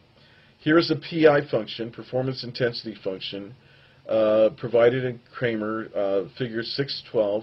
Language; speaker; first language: English; native; English